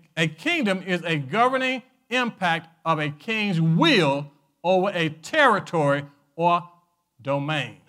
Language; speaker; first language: English; native; English